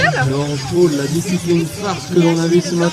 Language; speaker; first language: French; native; French